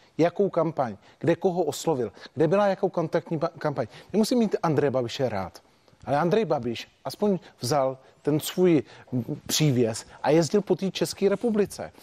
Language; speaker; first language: Czech; native; Czech